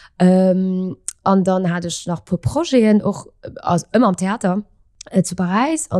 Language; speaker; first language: Luxembourgish; early bilingual, other home language; Portuguese